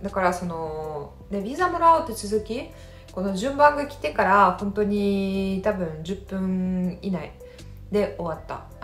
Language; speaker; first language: Japanese; non-native, fluent; Russian